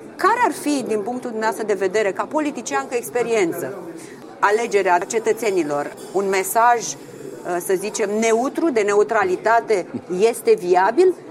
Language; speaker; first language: Romanian; native; Romanian